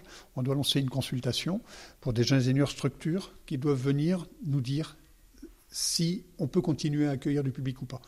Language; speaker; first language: French; native; French